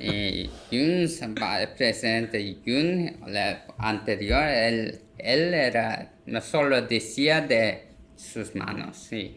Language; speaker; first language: Spanish; non-native, learner; Korean